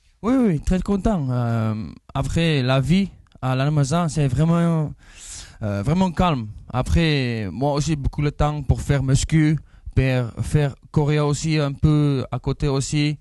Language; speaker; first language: French; non-native, learner; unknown